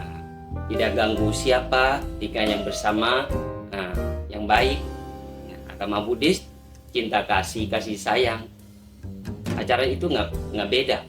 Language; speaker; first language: Indonesian; non-native, learner; Thai